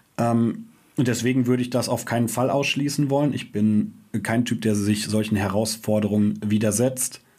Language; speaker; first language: German; native; German